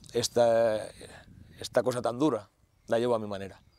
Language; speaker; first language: Spanish; native; Spanish